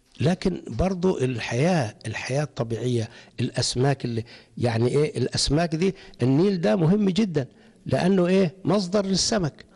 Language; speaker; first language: Egyptian Arabic; non-native, local second language; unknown